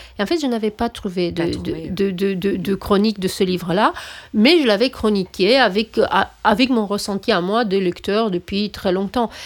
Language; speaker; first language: French; non-native, fluent; Romanian